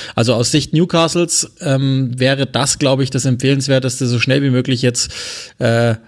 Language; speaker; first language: German; non-native, fluent; French